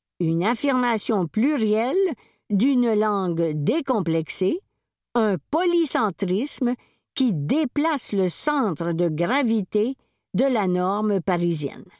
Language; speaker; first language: French; native; French